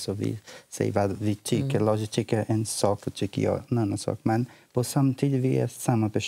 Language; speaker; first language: Swedish; non-native, learner; Portuguese